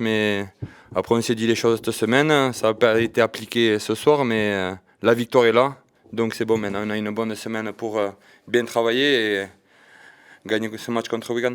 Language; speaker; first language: French; native; French